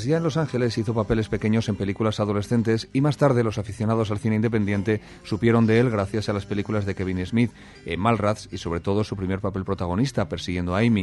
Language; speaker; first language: Spanish; native; Spanish